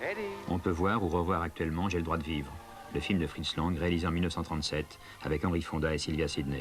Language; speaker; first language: French; native; French